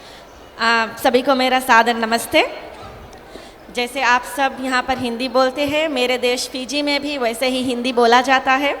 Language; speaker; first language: Hindi; early bilingual, heritage; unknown